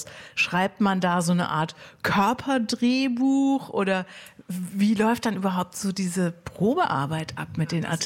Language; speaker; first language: German; native; German